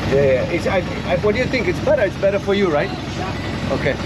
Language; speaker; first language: English; non-native, learner; French